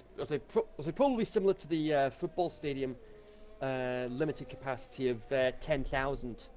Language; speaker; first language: English; native; English